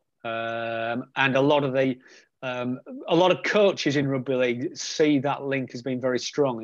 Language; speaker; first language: English; native; English